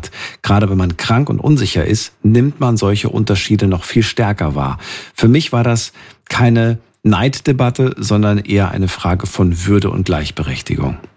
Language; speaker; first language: German; native; German